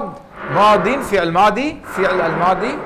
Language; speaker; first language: Arabic; non-native, fluent; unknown